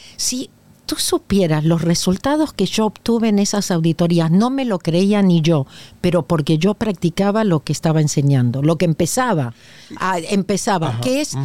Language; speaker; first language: Spanish; native; Spanish